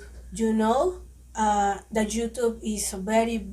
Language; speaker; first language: English; non-native, learner; Spanish